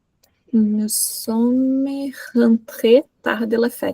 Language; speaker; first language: French; non-native, learner; Portuguese